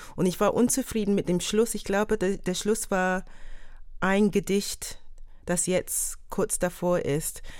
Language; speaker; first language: German; non-native, fluent; English